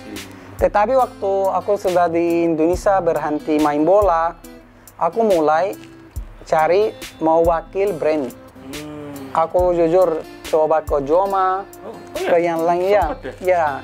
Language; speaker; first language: Indonesian; non-native, fluent; Arabic